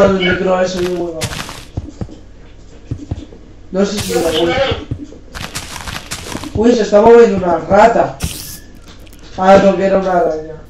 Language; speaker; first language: Spanish; native; Spanish